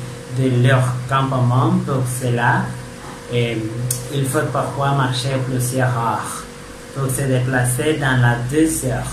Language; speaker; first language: French; non-native, learner; Spanish